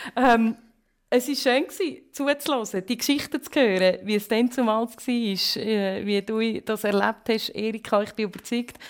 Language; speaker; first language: German; native; German